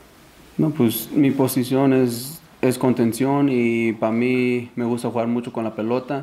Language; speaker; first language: Spanish; early bilingual, heritage; Spanish